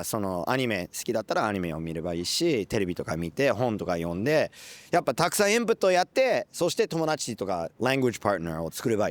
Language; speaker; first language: Japanese; non-native, fluent; English